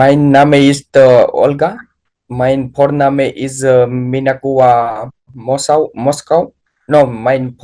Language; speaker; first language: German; non-native, learner; Gujarati